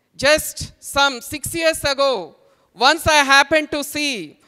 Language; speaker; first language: English; non-native, local second language; Telugu